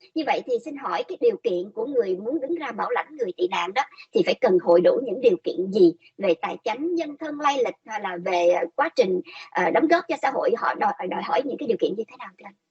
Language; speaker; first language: Vietnamese; native; Vietnamese